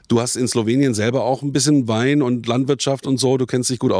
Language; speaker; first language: German; native; German